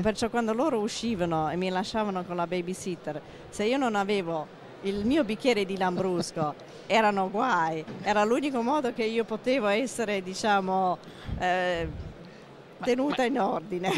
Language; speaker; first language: Italian; non-native, fluent; English